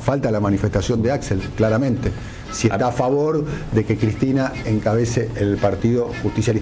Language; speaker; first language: Spanish; native; Spanish